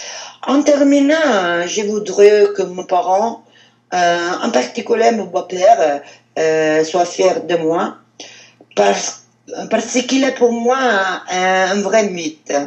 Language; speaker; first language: French; non-native, learner; Italian